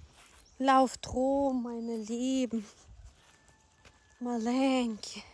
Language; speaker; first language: German; non-native, fluent; Ukrainian